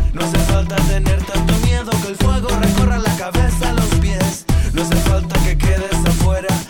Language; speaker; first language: Spanish; native; Spanish